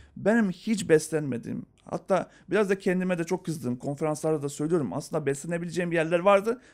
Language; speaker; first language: Turkish; native; Turkish